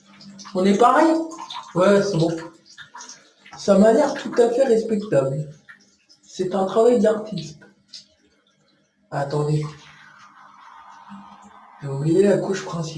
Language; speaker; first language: French; native; French